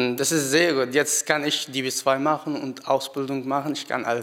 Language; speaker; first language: German; non-native, learner; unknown